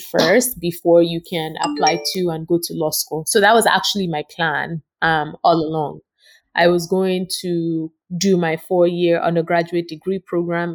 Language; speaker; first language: English; non-native, local second language; Yoruba